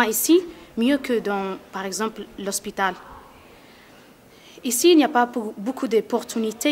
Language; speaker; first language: French; non-native, learner; Arabic